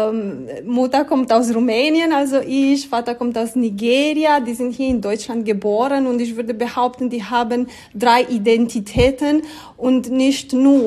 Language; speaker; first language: German; non-native, learner; Romanian